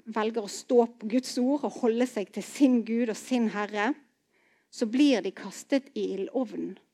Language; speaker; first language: Norwegian; native; Norwegian